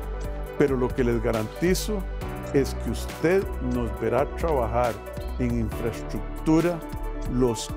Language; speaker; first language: Spanish; native; Spanish